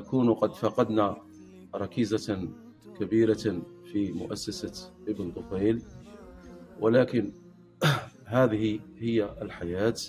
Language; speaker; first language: Arabic; native; Arabic